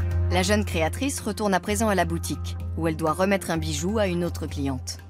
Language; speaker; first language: French; native; French